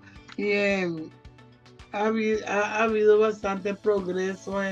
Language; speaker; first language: Spanish; non-native, local second language; Jamaican Creole English